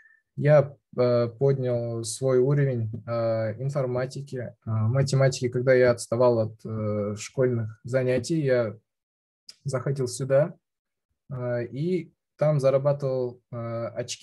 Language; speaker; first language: Russian; non-native, local second language; Kazakh